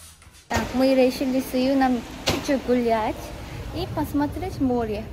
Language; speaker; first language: Russian; non-native, fluent; Korean